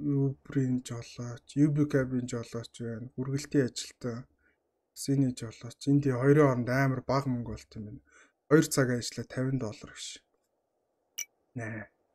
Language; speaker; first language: Mongolian; native; Mongolian